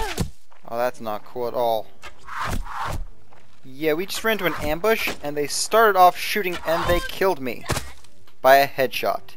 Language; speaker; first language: English; native; English